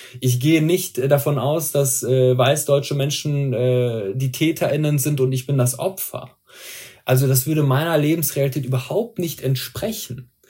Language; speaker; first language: German; early bilingual, other home language; Persian